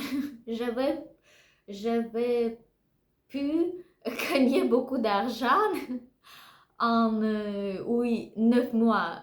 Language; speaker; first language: French; non-native, learner; Russian